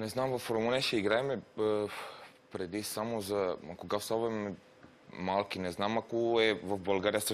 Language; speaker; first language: Bulgarian; non-native, learner; Romanian